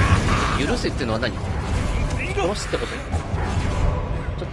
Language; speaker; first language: Japanese; native; Japanese